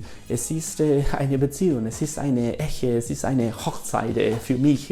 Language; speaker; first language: German; non-native, fluent; Spanish